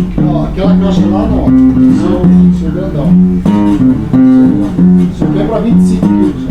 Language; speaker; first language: Portuguese; native; Portuguese